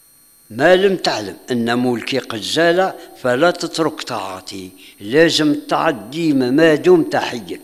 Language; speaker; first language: Arabic; non-native, local second language; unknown